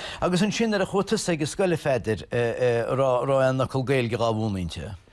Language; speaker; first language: Irish; native; Irish